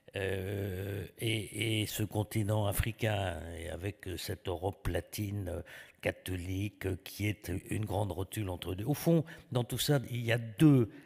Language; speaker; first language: French; native; French